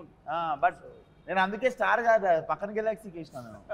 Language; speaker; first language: Telugu; native; Telugu